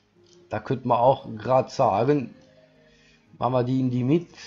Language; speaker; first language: German; non-native, learner; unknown